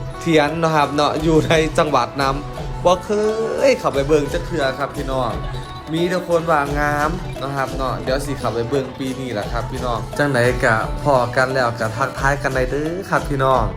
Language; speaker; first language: Thai; non-native, local second language; Lao